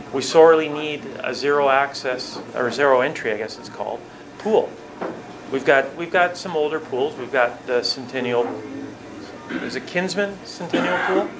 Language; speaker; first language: English; native; English